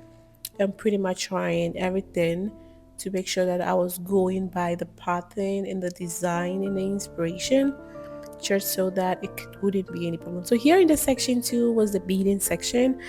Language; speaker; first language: English; non-native, local second language; Akan